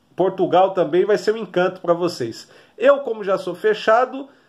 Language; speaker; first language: Portuguese; native; Portuguese